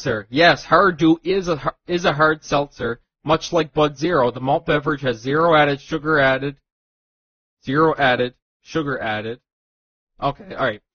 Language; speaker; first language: English; native; English